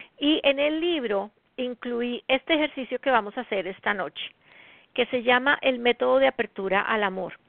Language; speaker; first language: Spanish; native; Spanish